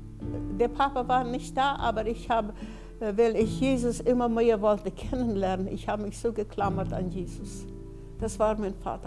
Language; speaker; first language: German; early bilingual, heritage; German